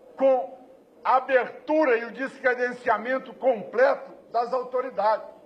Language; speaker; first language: Portuguese; native; Portuguese